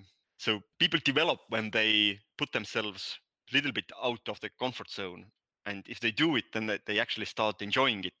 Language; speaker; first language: English; non-native, fluent; Estonian